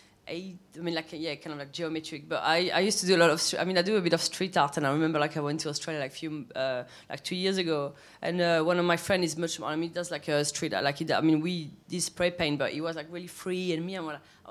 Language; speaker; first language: English; non-native, fluent; French